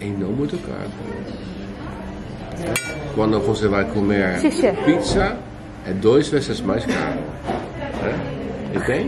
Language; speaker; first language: Portuguese; non-native, learner; Dutch